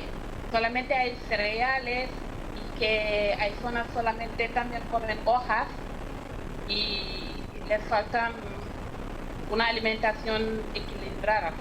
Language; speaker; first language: Spanish; non-native, fluent; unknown